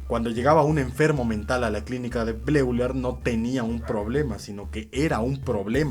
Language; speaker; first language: Spanish; native; Spanish